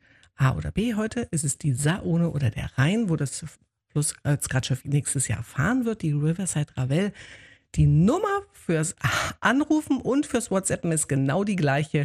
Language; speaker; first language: German; native; German